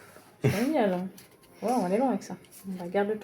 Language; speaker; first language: French; native; French